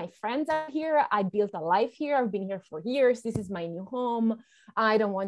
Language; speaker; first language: English; non-native, fluent; Italian